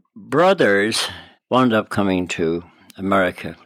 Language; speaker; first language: English; native; English